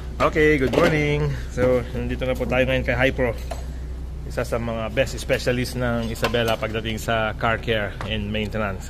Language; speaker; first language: Filipino; non-native, local second language; Iloko